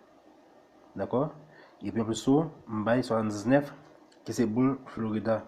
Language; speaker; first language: French; non-native, local second language; Haitian Creole